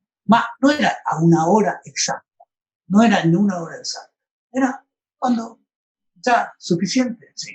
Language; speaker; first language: Italian; non-native, learner; Spanish